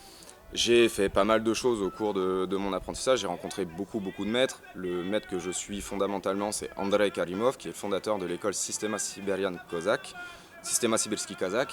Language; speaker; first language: French; native; French